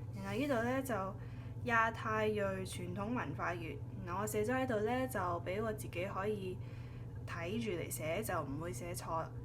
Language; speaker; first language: Cantonese; early bilingual, heritage; Cantonese